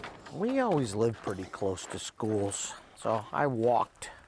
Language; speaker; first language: English; native; English